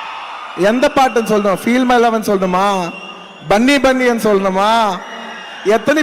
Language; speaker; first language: Tamil; non-native, local second language; Telugu